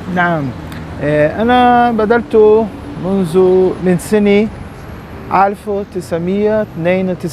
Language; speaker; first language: Arabic; non-native, learner; Portuguese